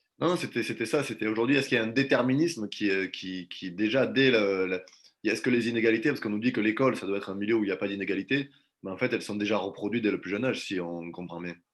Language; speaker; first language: French; native; French